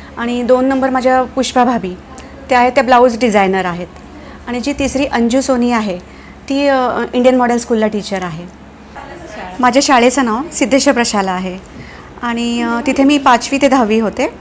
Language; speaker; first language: Marathi; native; Marathi